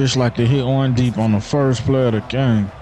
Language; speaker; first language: English; native; English